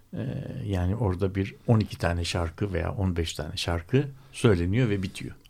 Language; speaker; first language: Turkish; native; Turkish